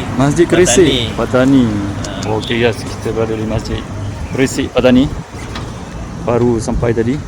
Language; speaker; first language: Malay; native; Malay